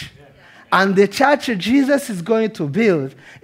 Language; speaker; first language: English; non-native, local second language; Kinyarwanda